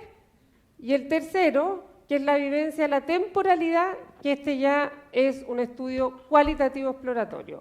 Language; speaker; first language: Spanish; native; Spanish